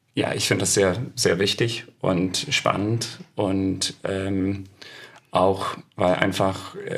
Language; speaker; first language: German; non-native, fluent; English